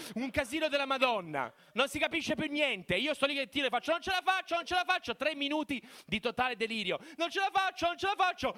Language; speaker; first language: Italian; native; Italian